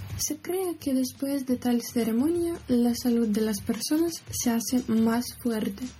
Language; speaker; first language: Spanish; non-native, fluent; Ukrainian